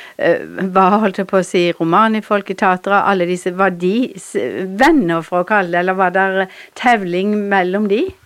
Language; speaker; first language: Norwegian; native; Norwegian